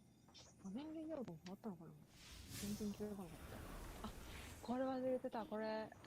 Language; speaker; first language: Japanese; native; Japanese